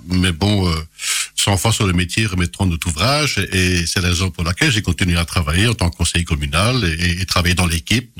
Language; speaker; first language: French; native; French